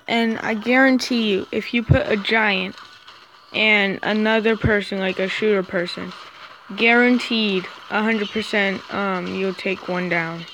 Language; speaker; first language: English; native; English